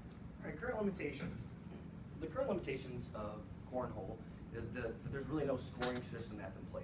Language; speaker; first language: English; native; English